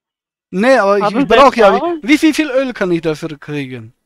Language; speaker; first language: German; native; German